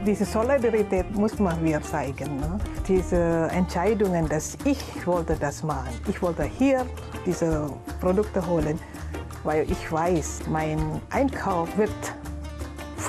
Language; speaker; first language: German; non-native, learner; Indonesian